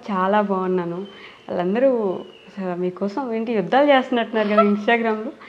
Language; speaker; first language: Telugu; native; Telugu